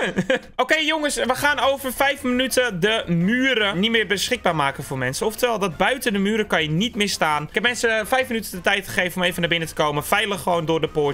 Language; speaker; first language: Dutch; native; Dutch